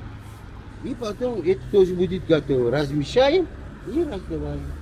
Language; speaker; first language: Russian; non-native, learner; Uzbek